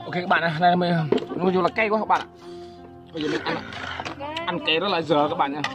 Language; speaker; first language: Vietnamese; native; Vietnamese